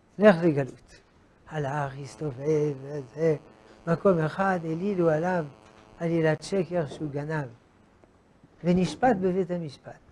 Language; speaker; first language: Hebrew; non-native, fluent; French